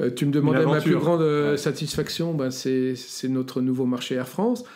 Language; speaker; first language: French; native; French